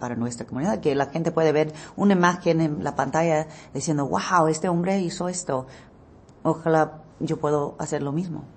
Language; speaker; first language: Spanish; non-native, learner; English